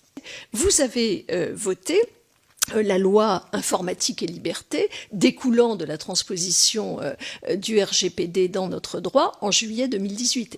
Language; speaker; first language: French; native; French